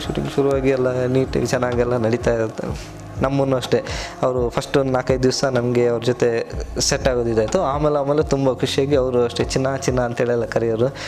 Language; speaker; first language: Kannada; non-native, local second language; Tulu